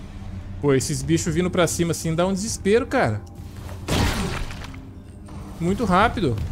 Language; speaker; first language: Portuguese; native; Portuguese